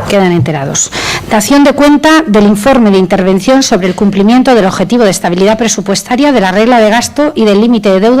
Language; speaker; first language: Spanish; native; Spanish